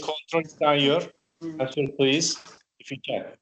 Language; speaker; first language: English; non-native, learner; Turkish